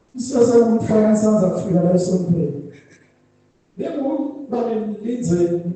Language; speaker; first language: Zulu; non-native, local second language; Swati